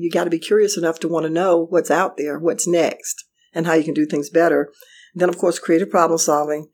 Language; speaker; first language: English; native; English